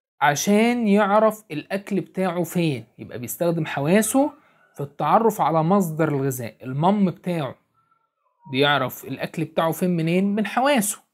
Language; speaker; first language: Arabic; native; Arabic